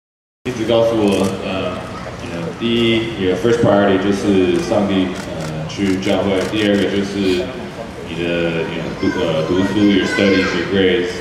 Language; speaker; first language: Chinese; early bilingual, heritage; English